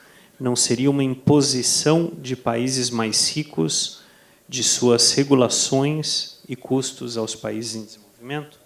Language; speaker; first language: Portuguese; non-native, fluent; Spanish